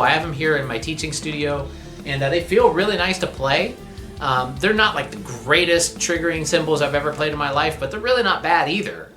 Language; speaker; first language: English; native; English